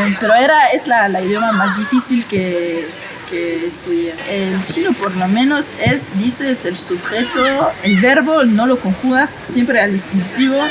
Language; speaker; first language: Spanish; non-native, fluent; French